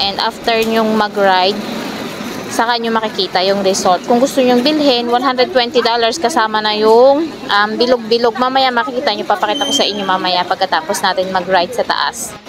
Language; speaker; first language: Filipino; native; Filipino